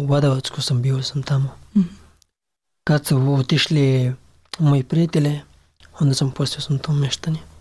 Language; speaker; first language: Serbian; non-native, learner; Pashto